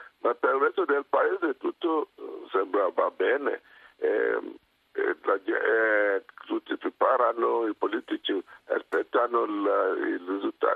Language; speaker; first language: Italian; non-native, fluent; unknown